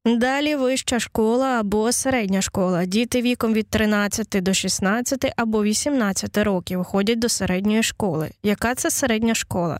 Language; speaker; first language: Ukrainian; native; Ukrainian